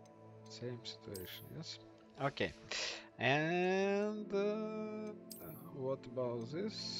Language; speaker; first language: English; non-native, learner; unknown